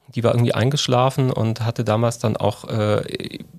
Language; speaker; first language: German; native; German